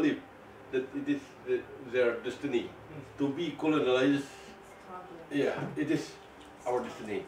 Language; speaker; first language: English; non-native, fluent; Indonesian